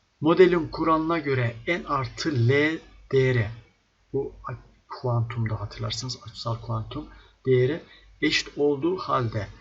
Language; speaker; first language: Turkish; native; Turkish